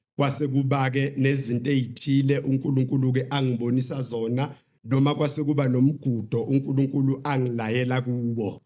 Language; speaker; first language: Zulu; native; Zulu